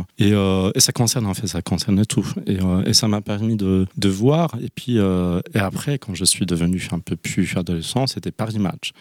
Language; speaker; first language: French; non-native, fluent; Polish